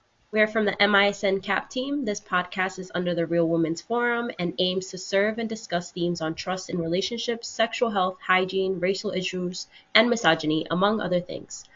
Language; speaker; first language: English; early bilingual, other home language; Spanish